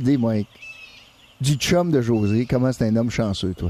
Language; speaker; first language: French; native; French